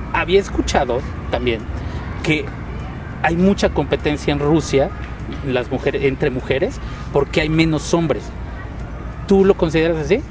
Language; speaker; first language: Spanish; native; Spanish